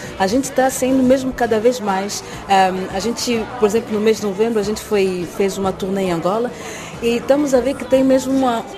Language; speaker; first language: Portuguese; native; Portuguese